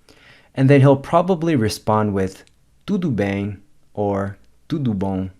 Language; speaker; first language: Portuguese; non-native, fluent; English